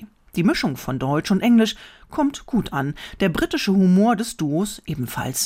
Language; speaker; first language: German; native; German